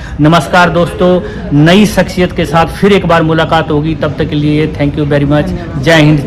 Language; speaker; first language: Hindi; native; Hindi